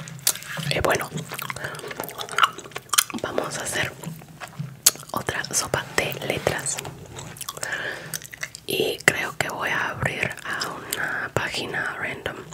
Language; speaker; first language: Spanish; non-native, fluent; English